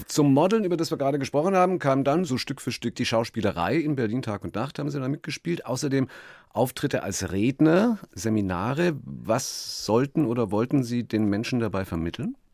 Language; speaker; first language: German; native; German